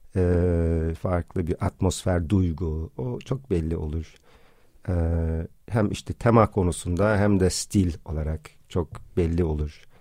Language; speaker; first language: Turkish; non-native, fluent; English